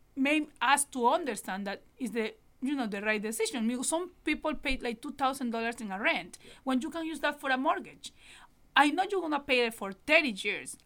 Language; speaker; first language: English; non-native, learner; Spanish